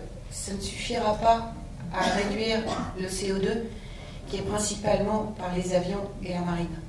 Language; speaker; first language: French; native; French